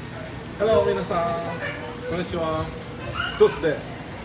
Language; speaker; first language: Japanese; non-native, learner; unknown